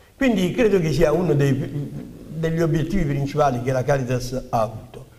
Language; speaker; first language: Italian; native; Italian